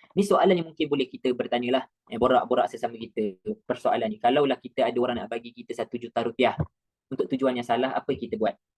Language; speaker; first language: Malay; native; Malay